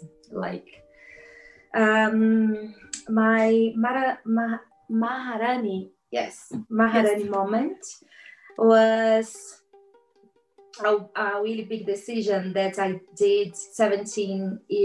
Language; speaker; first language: English; non-native, learner; Portuguese